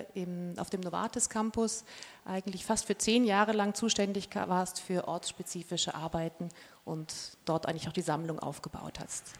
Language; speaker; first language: German; native; German